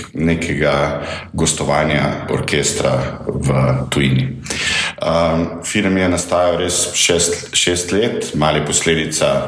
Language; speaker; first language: Slovenian; native; Slovenian